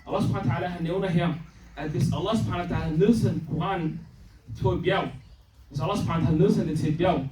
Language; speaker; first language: Danish; early bilingual, other home language; Somali